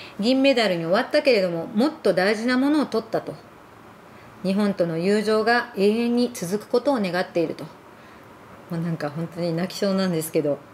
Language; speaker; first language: Japanese; early bilingual, other home language; Arabic